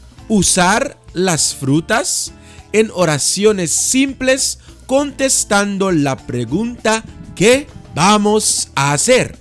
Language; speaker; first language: Spanish; non-native, fluent; Dutch